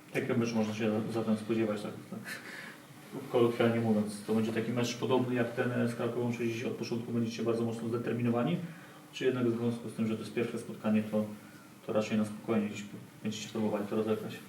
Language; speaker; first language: Polish; native; Polish